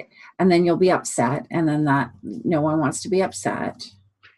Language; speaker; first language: English; native; English